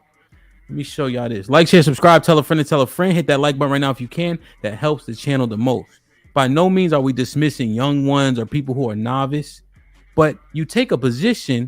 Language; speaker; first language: English; native; English